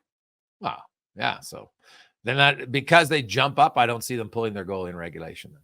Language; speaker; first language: English; native; English